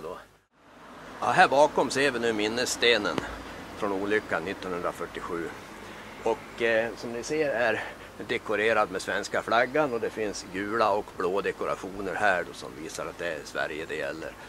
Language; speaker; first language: Swedish; native; Swedish